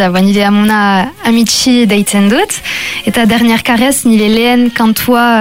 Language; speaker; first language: Basque; non-native, local second language; French